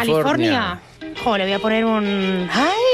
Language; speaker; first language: Spanish; native; Spanish